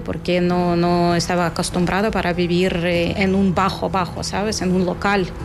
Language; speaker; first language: Spanish; non-native, fluent; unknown